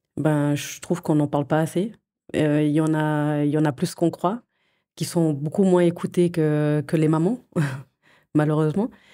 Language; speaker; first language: French; early bilingual, other home language; Portuguese